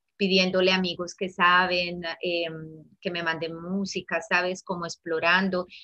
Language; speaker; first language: Spanish; early bilingual, heritage; Italian